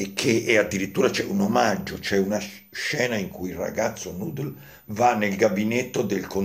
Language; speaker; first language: Italian; native; Italian